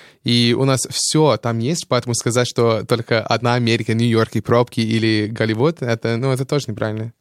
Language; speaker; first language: Russian; non-native, fluent; English